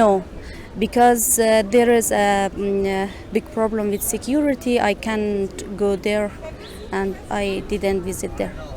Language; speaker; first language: English; non-native, learner; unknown